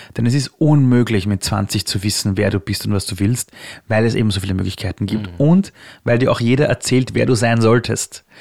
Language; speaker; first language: German; early bilingual, other home language; Persian